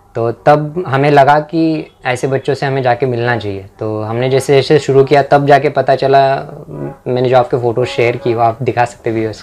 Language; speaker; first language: Hindi; non-native, local second language; Marathi